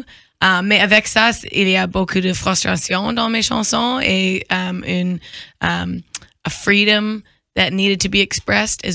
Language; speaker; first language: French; non-native, learner; English